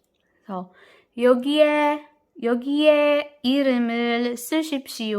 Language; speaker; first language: Korean; non-native, fluent; Filipino